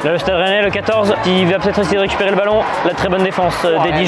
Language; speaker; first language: French; native; French